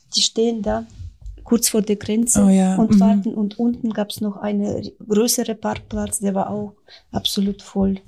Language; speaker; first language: German; non-native, fluent; Ukrainian